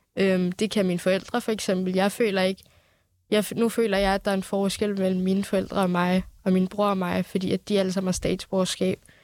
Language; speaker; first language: Danish; early bilingual, other home language; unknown